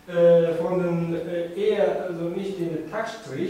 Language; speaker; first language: German; non-native, fluent; Japanese